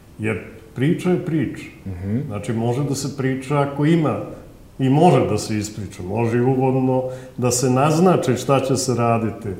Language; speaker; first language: Serbian; native; Serbian